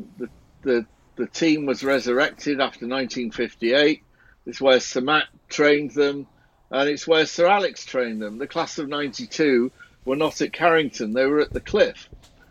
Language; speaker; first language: English; native; English